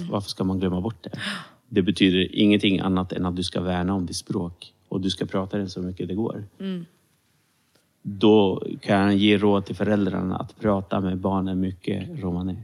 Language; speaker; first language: Swedish; early bilingual, other home language; Romany